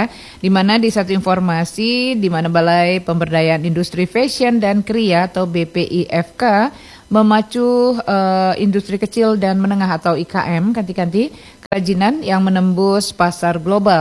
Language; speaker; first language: Indonesian; native; Indonesian